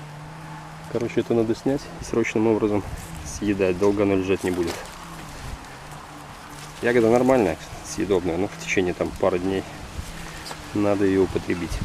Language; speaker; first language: Russian; native; Russian